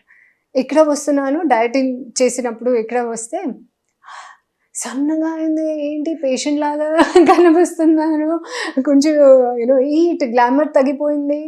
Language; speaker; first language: Telugu; non-native, learner; Hindi